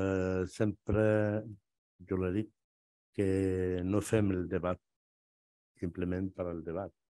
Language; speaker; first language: Catalan; non-native, fluent; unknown